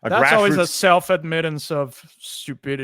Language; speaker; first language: English; native; English